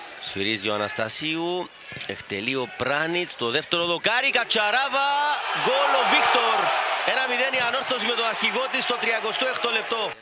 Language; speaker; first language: Greek; native; Greek